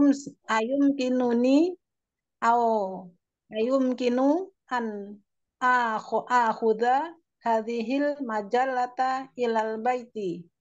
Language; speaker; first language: Arabic; non-native, learner; Indonesian